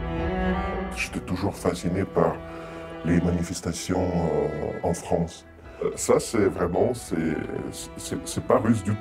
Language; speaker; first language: French; non-native, fluent; Russian